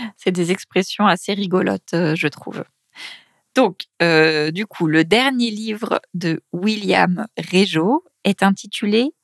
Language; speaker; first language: French; native; French